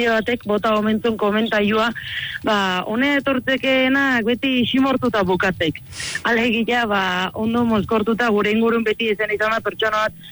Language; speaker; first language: Basque; native; Basque